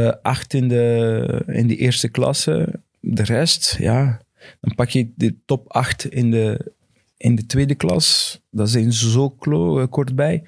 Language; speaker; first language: Dutch; non-native, fluent; Portuguese